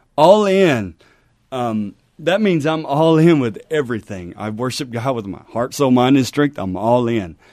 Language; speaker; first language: English; native; English